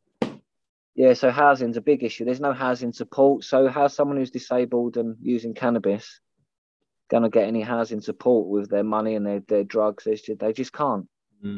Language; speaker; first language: English; native; English